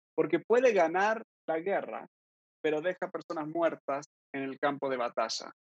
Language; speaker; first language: Spanish; early bilingual, other home language; English